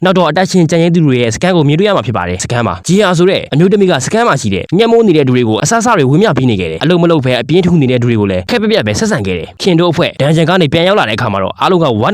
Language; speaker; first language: Burmese; native; Burmese